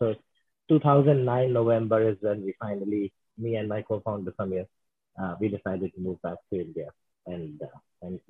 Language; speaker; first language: English; non-native, local second language; Hindi